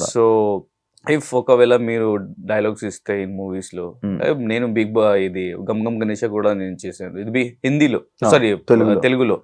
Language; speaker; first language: Telugu; non-native, learner; Hindi